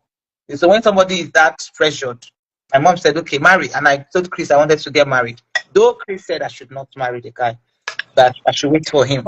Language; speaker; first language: English; non-native, local second language; Igbo